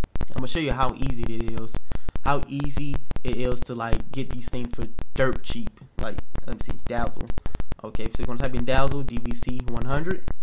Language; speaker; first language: English; native; English